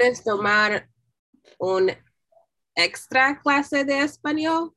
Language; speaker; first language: Spanish; non-native, learner; English